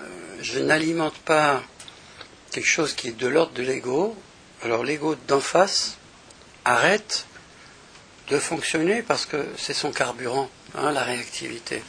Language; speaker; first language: French; native; French